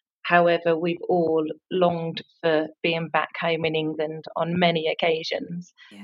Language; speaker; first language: English; native; English